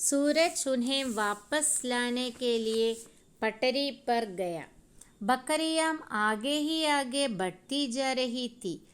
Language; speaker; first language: Hindi; non-native, local second language; Malayalam